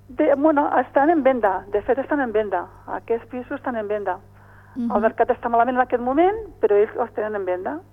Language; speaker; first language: Catalan; non-native, local second language; Spanish